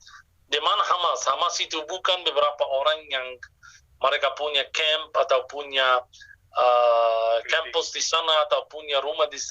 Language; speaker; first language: Indonesian; non-native, fluent; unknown